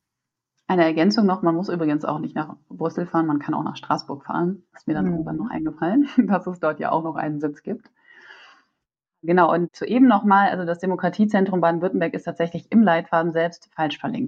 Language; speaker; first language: German; native; German